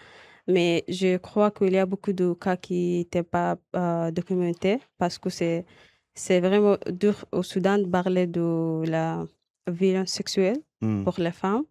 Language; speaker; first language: French; non-native, learner; Arabic